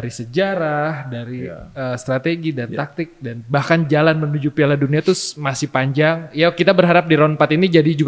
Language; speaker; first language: Indonesian; native; Indonesian